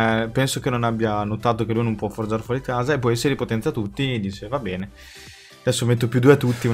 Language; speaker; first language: Italian; native; Italian